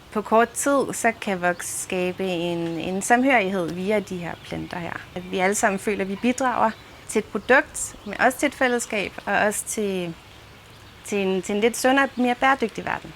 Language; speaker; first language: Danish; native; Danish